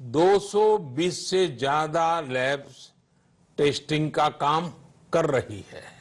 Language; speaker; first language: Hindi; non-native, local second language; Gujarati